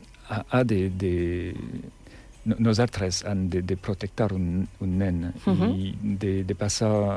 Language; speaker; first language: Catalan; non-native, learner; French